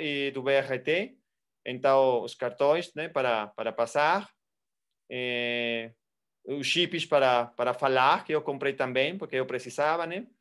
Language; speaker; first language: Portuguese; non-native, fluent; Spanish